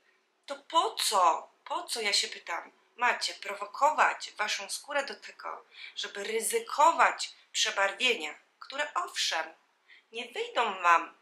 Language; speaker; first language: Polish; native; Polish